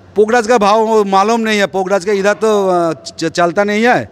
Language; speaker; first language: Hindi; non-native, local second language; Bangla